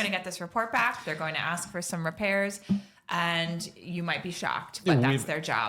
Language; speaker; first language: English; native; English